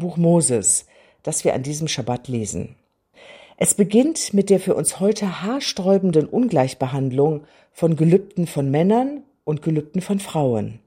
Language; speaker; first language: German; native; German